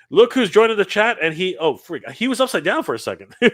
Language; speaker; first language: English; native; English